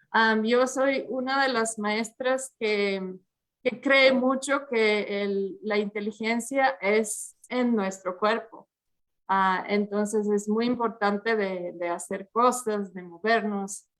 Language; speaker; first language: Spanish; early bilingual, heritage; English